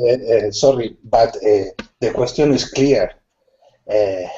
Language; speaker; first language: English; non-native, learner; Spanish